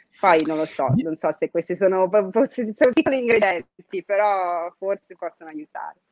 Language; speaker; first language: Italian; native; Italian